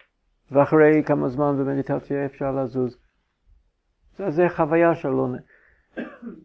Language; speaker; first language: Hebrew; non-native, fluent; English